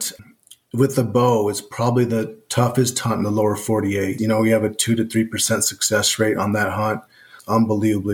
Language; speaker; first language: English; native; English